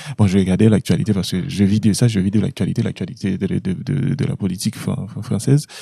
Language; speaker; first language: French; non-native, local second language; Haitian Creole